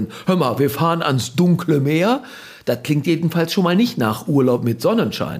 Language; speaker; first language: German; native; German